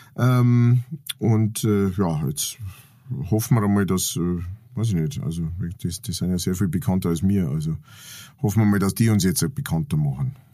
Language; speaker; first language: German; native; German